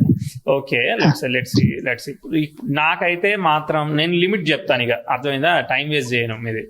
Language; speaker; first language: Telugu; native; Telugu